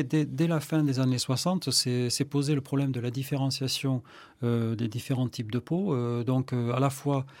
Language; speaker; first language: French; native; French